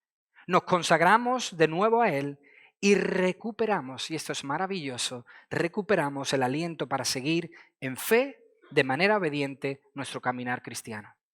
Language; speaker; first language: Spanish; native; Spanish